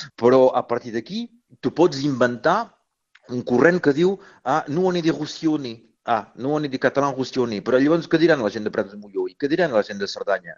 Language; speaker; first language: Catalan; native; Catalan